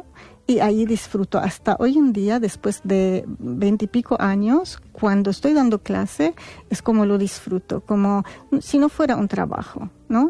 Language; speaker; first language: Spanish; non-native, fluent; Arabic